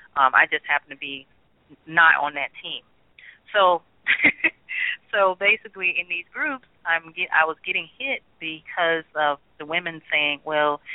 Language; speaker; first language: English; native; English